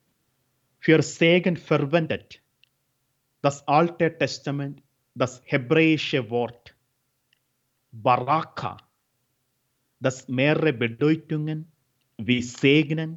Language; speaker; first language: German; non-native, fluent; Malayalam